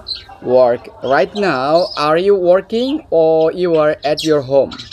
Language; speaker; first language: English; non-native, learner; Bangla